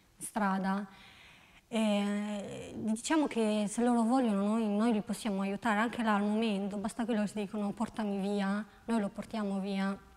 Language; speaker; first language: Italian; non-native, fluent; Albanian